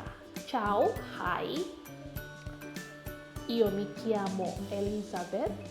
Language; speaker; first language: Italian; non-native, learner; Indonesian